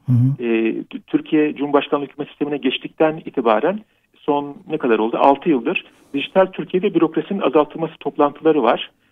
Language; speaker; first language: Turkish; native; Turkish